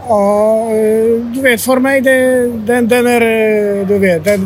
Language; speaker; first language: Swedish; non-native, learner; Polish